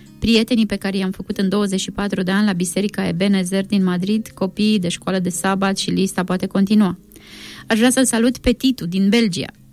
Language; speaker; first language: Romanian; native; Romanian